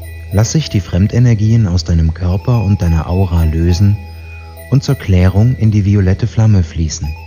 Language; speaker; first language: German; native; German